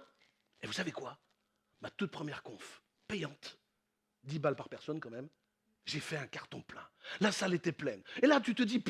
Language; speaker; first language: French; native; French